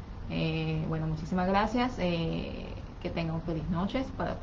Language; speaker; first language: Spanish; non-native, fluent; Chinese